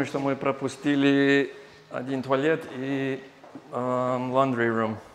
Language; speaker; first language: Russian; non-native, learner; English